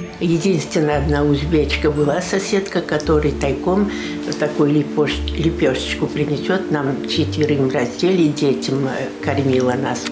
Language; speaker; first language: Russian; non-native, local second language; Crimean Tatar